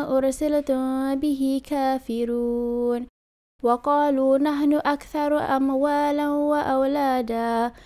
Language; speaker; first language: Arabic; non-native, learner; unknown